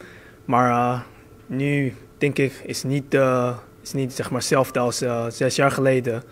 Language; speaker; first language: Dutch; early bilingual, other home language; Chinese